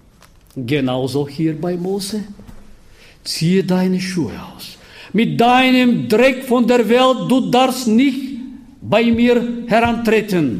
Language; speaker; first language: German; non-native, fluent; Bulgarian